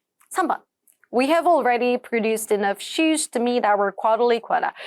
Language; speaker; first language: English; non-native, fluent; Korean